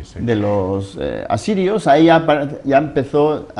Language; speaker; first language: Spanish; native; Spanish